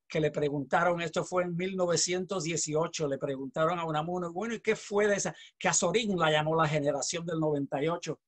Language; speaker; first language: Spanish; native; Spanish